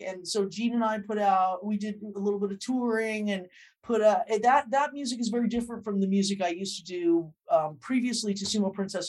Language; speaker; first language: English; native; English